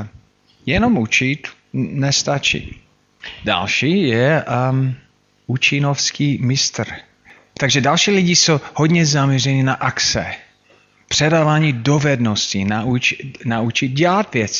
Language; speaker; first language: Czech; non-native, fluent; English